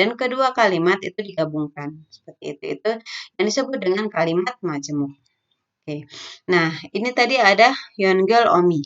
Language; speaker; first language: Indonesian; native; Indonesian